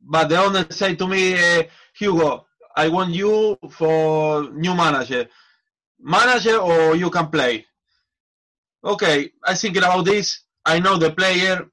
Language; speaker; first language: English; non-native, learner; Spanish